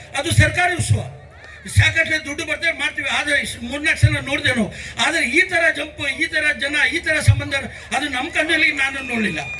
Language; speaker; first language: Kannada; non-native, local second language; Konkani